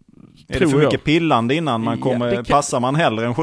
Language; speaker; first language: Swedish; native; Swedish